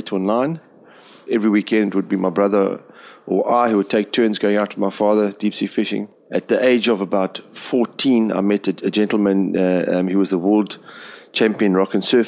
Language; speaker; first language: English; native; English